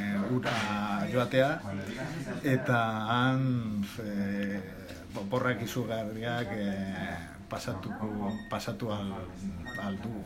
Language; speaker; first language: Basque; non-native, learner; Spanish